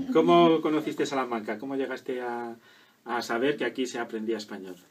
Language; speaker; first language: Spanish; native; Spanish